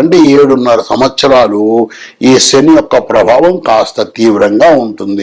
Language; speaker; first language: Telugu; native; Telugu